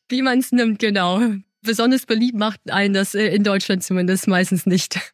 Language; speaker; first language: German; early bilingual, other home language; Chinese